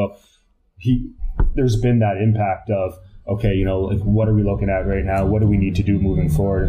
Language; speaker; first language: English; native; English